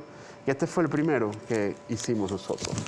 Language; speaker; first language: Spanish; native; Spanish